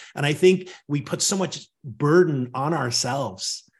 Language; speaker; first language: English; native; English